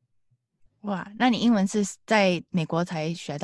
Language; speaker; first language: Chinese; early bilingual, heritage; Chinese